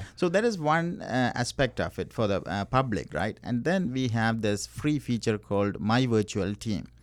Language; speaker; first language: English; non-native, local second language; Tamil